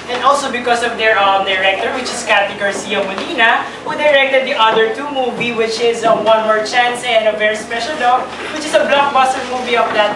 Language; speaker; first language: English; non-native, local second language; Filipino